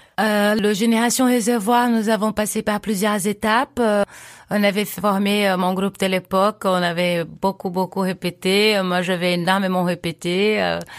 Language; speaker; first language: French; non-native, fluent; Portuguese